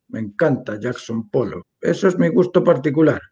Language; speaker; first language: Spanish; native; Spanish